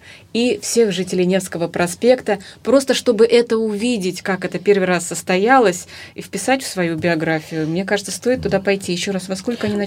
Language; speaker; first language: Russian; native; Russian